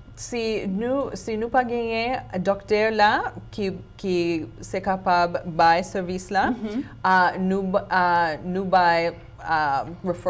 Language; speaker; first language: Haitian Creole; non-native, learner; English